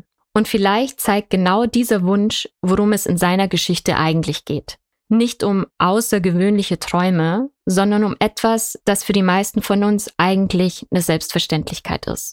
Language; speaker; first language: German; native; German